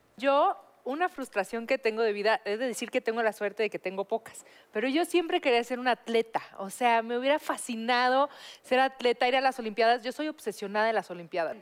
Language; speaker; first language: Spanish; native; Spanish